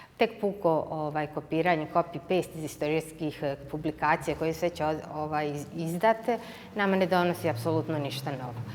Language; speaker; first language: Bosnian; native; Bosnian